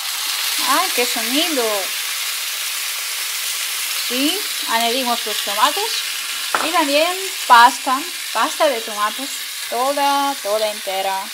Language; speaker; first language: Spanish; non-native, fluent; Ukrainian